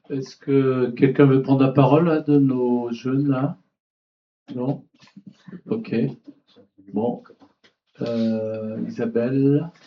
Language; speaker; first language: French; native; French